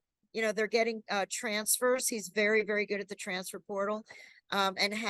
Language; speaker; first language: English; native; English